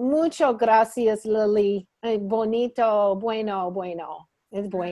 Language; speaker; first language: Spanish; non-native, learner; English